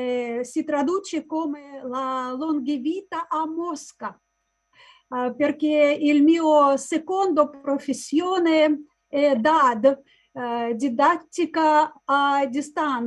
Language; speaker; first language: Italian; non-native, learner; Russian